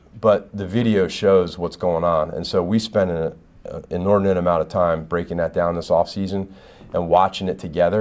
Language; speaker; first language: English; native; English